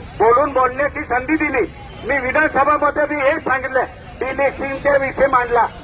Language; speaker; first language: Marathi; non-native, local second language; Bhili